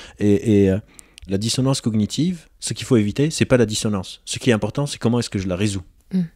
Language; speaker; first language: French; non-native, local second language; Arabic